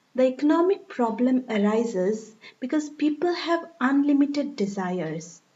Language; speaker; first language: English; non-native, local second language; Assamese